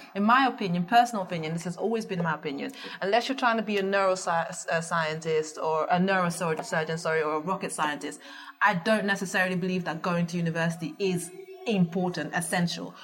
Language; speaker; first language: English; early bilingual, other home language; Dutch